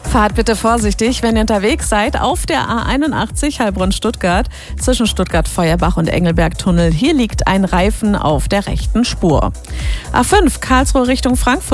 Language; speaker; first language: German; native; German